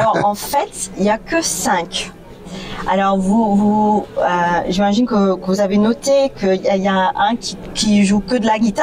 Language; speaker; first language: French; non-native, fluent; English